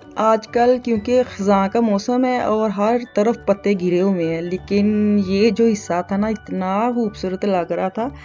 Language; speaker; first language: Urdu; native; Urdu